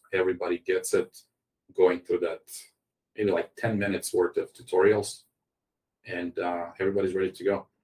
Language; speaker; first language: English; non-native, fluent; Croatian